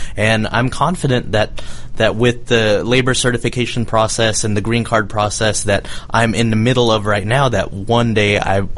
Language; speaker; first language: English; native; English